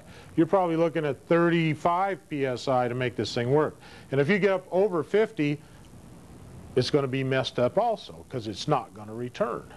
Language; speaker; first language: English; native; English